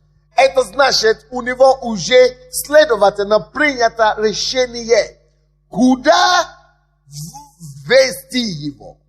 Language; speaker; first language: Russian; non-native, fluent; Yoruba